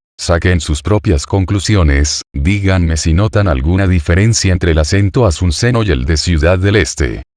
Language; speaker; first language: Spanish; native; Spanish